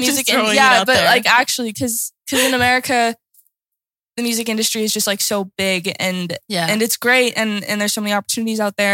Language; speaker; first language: English; native; English